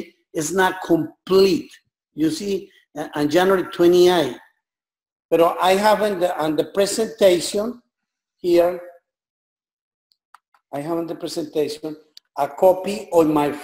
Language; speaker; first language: English; non-native, learner; Spanish